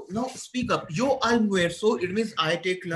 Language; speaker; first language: English; non-native, local second language; Hindi